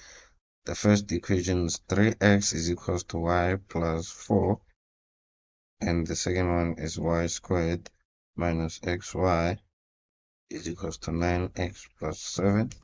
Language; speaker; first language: English; non-native, local second language; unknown